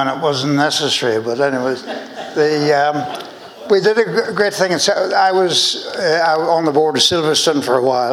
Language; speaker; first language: English; native; English